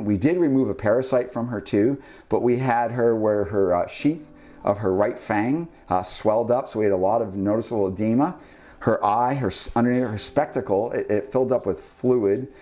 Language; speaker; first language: English; native; English